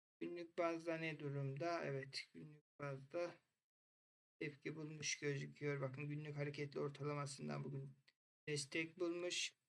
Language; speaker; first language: Turkish; native; Turkish